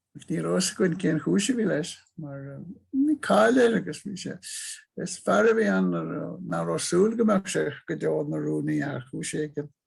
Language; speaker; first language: Irish; native; Irish